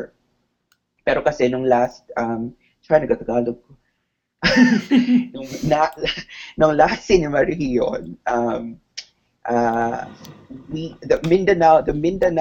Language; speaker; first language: English; non-native, local second language; Cebuano